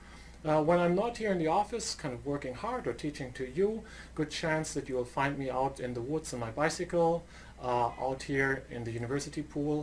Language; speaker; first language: English; non-native, fluent; German